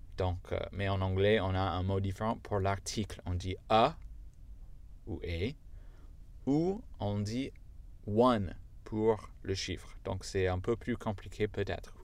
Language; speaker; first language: French; non-native, fluent; English